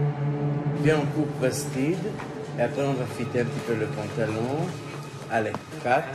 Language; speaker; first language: French; non-native, fluent; Hebrew